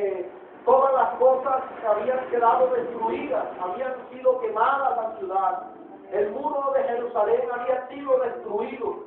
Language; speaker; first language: Spanish; native; Spanish